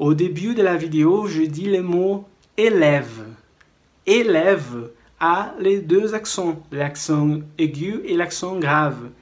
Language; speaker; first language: French; non-native, fluent; Portuguese